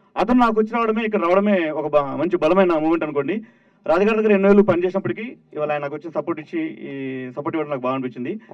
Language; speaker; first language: Telugu; native; Telugu